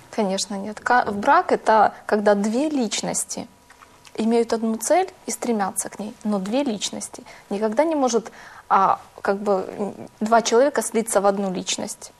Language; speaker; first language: Russian; native; Russian